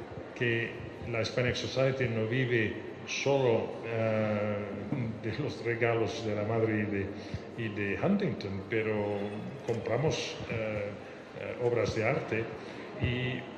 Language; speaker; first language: Spanish; non-native, fluent; French